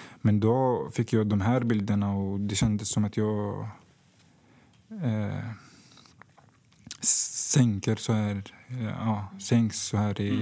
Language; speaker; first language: Swedish; non-native, fluent; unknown